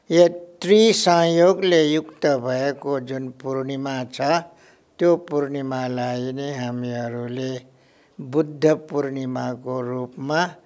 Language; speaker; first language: Nepali; non-native, local second language; Newari